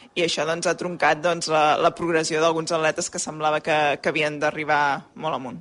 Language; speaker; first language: Catalan; native; Catalan